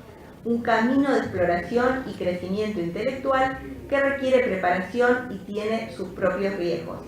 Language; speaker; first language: Spanish; native; Spanish